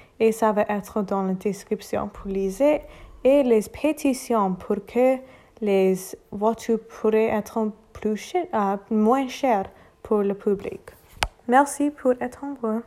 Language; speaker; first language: French; non-native, learner; English